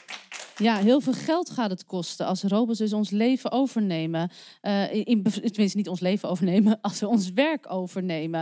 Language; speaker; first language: Dutch; native; Dutch